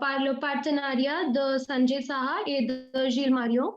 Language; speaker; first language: French; non-native, fluent; Hindi